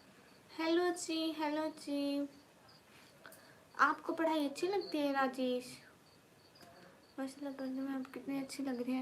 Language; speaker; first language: Hindi; non-native, local second language; Punjabi